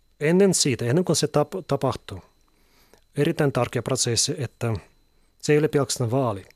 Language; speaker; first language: Finnish; non-native, fluent; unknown